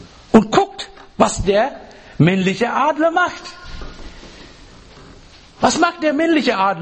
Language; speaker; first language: German; non-native, fluent; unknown